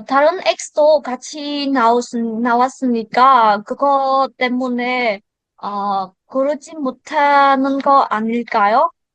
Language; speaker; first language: Korean; non-native, learner; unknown